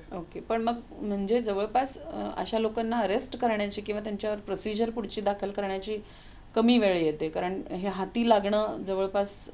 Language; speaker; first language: Marathi; native; Marathi